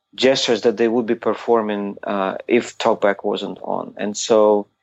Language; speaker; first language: English; non-native, fluent; Ukrainian